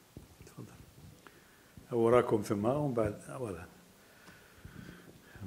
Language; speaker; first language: Arabic; native; Arabic